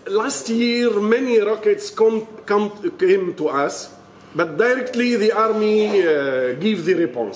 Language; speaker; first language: English; non-native, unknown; Arabic